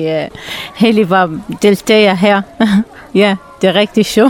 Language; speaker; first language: Danish; non-native, learner; Arabic